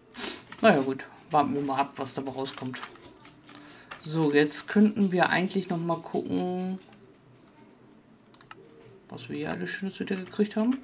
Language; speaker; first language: German; native; German